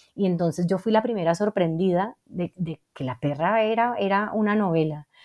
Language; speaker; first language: Spanish; native; Spanish